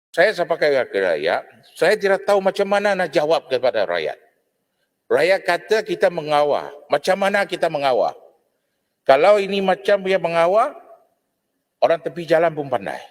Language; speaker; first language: Malay; non-native, local second language; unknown